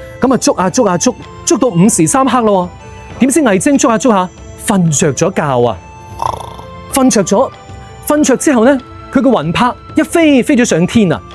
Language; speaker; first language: Cantonese; native; Cantonese